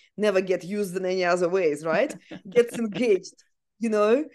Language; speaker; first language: English; non-native, fluent; Russian